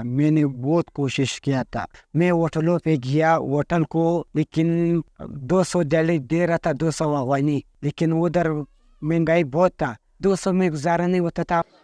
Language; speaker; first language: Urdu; early bilingual, other home language; Pashto